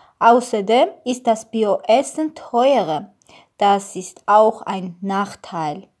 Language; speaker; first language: German; non-native, learner; Armenian